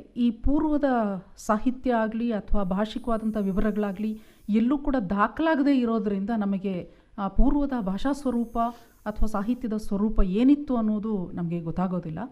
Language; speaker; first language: Kannada; non-native, local second language; Kodava